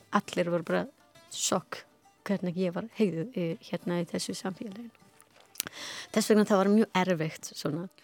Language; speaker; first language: Icelandic; non-native, learner; Persian